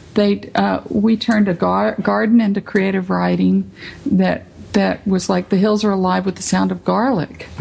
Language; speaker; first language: English; native; English